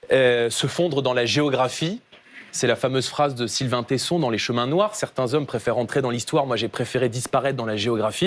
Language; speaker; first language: French; native; French